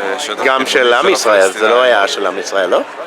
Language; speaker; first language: Hebrew; non-native, fluent; English